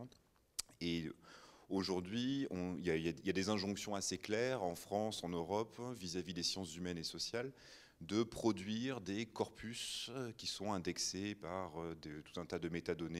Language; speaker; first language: French; native; French